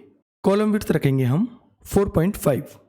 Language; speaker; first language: Hindi; native; Hindi